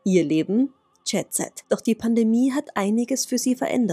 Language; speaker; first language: German; native; German